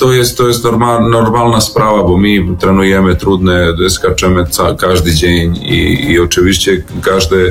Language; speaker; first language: Polish; non-native, learner; Serbian